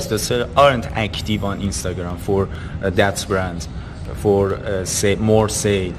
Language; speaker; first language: English; non-native, learner; Persian